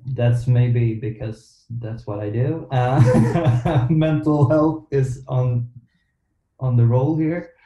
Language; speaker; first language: English; non-native, fluent; Swedish